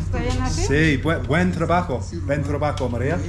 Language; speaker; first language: Spanish; non-native, learner; English